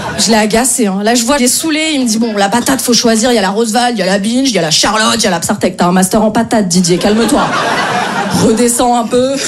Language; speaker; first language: French; native; French